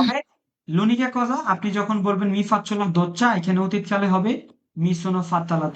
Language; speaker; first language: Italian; non-native, fluent; Bangla